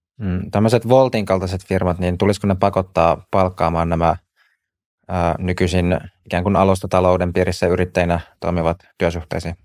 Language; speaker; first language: Finnish; native; Finnish